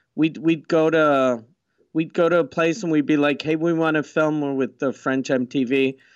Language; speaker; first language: English; non-native, fluent; French